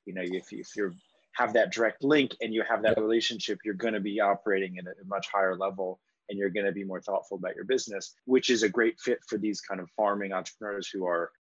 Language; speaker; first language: English; native; English